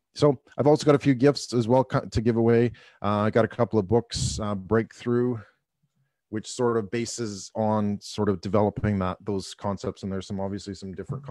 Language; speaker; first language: English; native; English